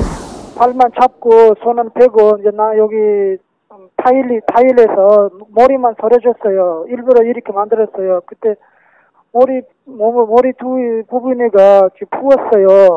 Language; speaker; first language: Korean; non-native, learner; Uzbek